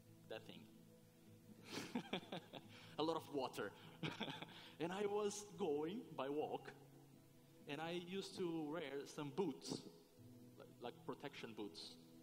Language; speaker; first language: English; non-native, fluent; Portuguese